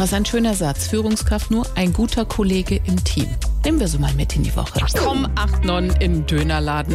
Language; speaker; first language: German; native; German